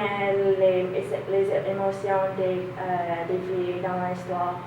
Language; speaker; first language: French; non-native, learner; English